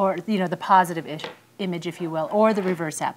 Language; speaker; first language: English; native; English